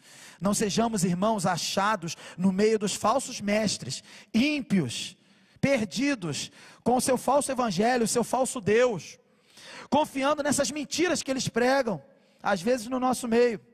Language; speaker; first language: Portuguese; native; Portuguese